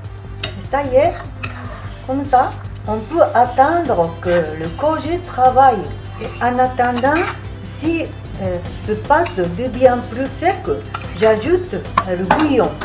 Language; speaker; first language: French; non-native, fluent; Japanese